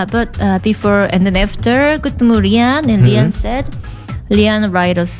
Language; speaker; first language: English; non-native, learner; Korean